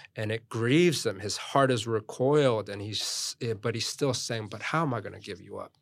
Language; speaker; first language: English; early bilingual, other home language; Korean